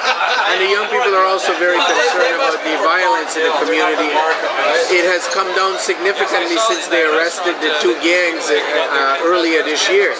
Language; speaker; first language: English; native; English